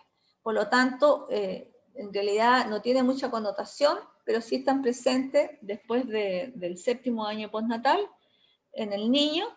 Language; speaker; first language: Spanish; native; Spanish